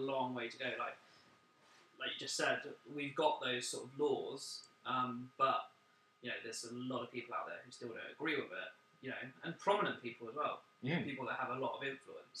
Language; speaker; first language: English; native; English